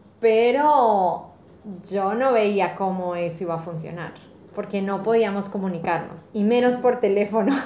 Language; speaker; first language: Spanish; native; Spanish